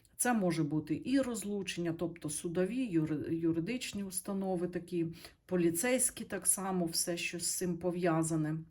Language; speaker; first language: Ukrainian; non-native, local second language; Russian